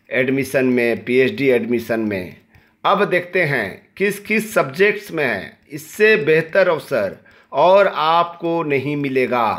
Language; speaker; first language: Hindi; native; Hindi